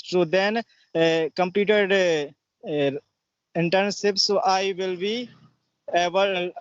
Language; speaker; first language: English; non-native, learner; Hindi